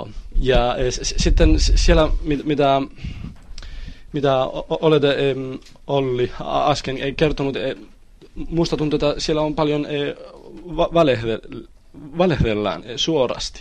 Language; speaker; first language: Finnish; non-native, learner; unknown